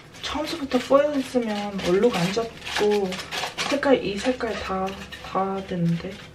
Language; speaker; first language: Korean; early bilingual, heritage; Korean